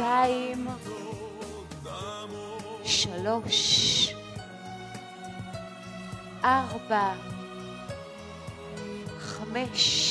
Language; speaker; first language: Hebrew; native; Hebrew